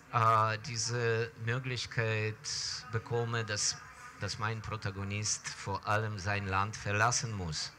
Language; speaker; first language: German; non-native, fluent; Ukrainian